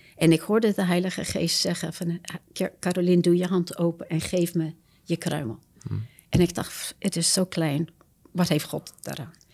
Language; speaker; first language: Dutch; non-native, fluent; English